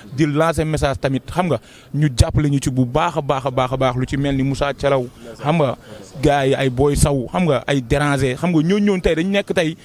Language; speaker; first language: Wolof; native; Wolof